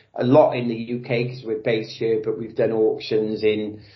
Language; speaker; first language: English; native; English